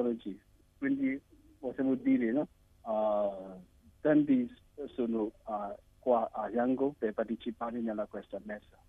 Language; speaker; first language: Italian; non-native, learner; Burmese